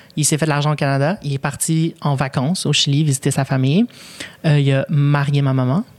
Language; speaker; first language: French; early bilingual, other home language; Spanish